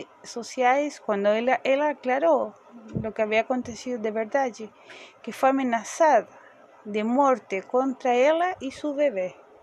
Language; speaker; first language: Portuguese; non-native, learner; Spanish